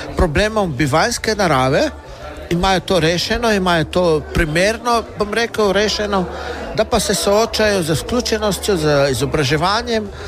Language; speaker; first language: Slovenian; non-native, local second language; Romany